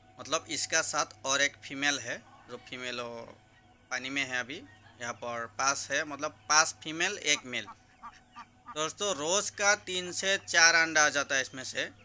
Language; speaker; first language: Hindi; non-native, local second language; Assamese